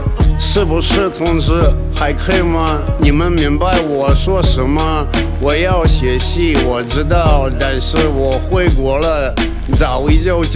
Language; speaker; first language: Chinese; non-native, learner; Russian